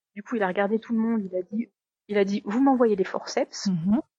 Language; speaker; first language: French; native; French